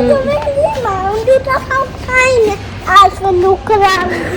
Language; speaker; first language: German; early bilingual, other home language; Telugu